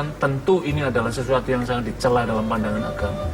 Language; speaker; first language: Indonesian; native; Indonesian